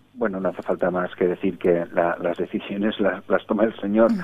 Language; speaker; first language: Spanish; early bilingual, other home language; English